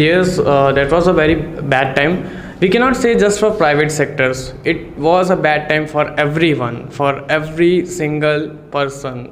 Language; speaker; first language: English; non-native, local second language; Hindi